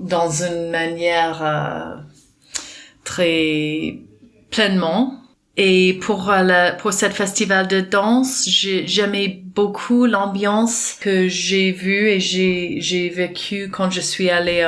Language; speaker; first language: French; non-native, fluent; English